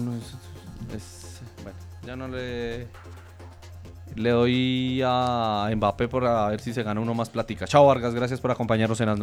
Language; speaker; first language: Spanish; native; Spanish